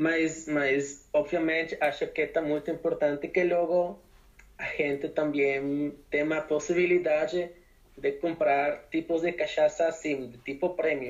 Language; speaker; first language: Portuguese; non-native, learner; Spanish